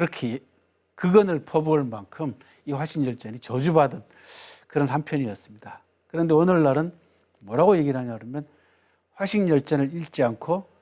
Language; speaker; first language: Korean; native; Korean